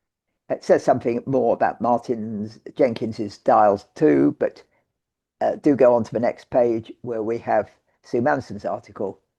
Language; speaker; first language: English; native; English